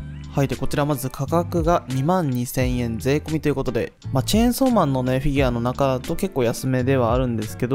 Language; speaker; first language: Japanese; native; Japanese